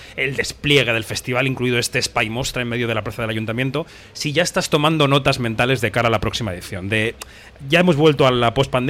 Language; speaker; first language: Spanish; native; Spanish